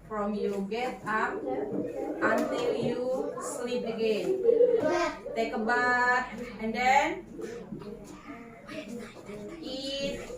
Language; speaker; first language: English; non-native, learner; Indonesian